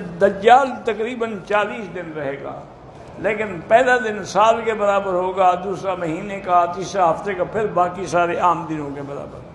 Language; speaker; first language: Urdu; early bilingual, heritage; Urdu